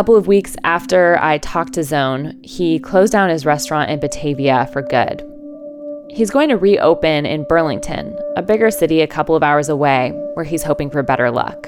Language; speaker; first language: English; native; English